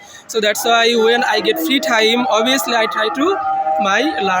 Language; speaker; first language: English; non-native, learner; Bangla